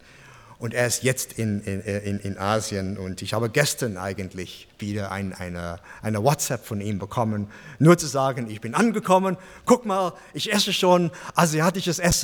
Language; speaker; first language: German; non-native, fluent; English